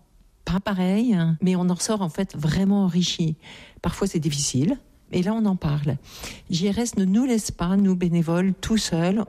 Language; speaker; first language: French; native; French